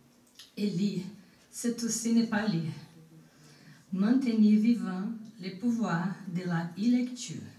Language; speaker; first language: French; non-native, fluent; Portuguese